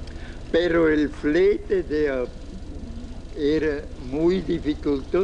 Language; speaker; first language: Spanish; non-native, fluent; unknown